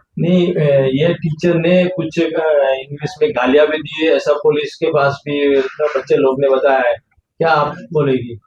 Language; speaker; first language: Hindi; non-native, local second language; Gujarati